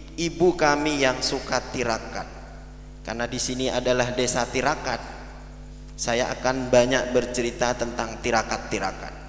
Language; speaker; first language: Indonesian; non-native, local second language; Madurese